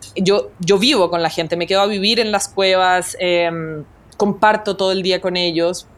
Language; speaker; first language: Spanish; native; Spanish